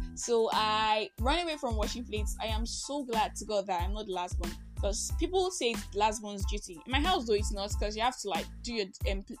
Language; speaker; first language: English; non-native, local second language; Igbo